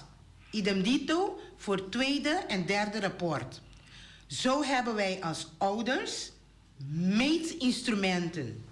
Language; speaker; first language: Dutch; non-native, local second language; Papiamento